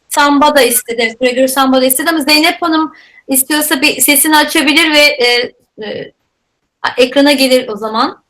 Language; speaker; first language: Turkish; native; Turkish